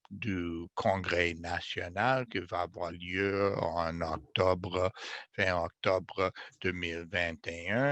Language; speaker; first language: French; non-native, fluent; English